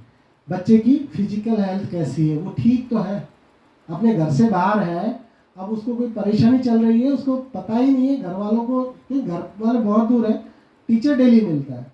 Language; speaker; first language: Hindi; native; Hindi